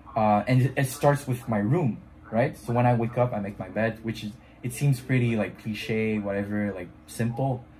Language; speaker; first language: English; non-native, fluent; French